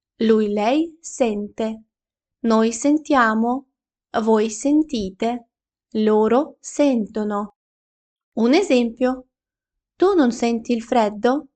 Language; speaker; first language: Italian; non-native, fluent; Ukrainian